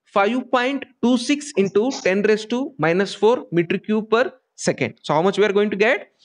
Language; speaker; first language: English; non-native, local second language; Kannada